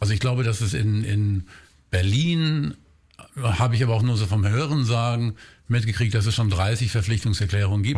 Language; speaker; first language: German; native; German